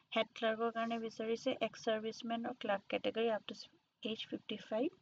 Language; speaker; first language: English; non-native, local second language; Assamese